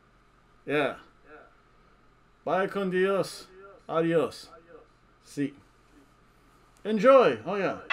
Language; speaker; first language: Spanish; non-native, learner; English